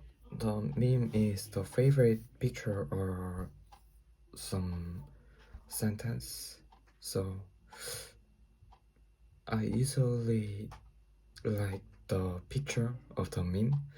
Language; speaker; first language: English; non-native, learner; Korean